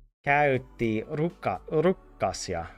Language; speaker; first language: Finnish; non-native, learner; English